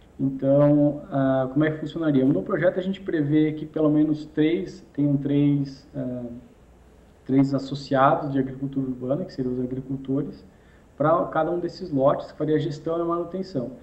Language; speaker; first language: Portuguese; native; Portuguese